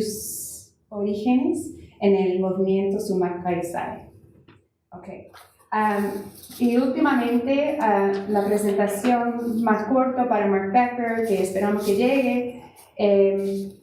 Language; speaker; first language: Spanish; non-native, fluent; English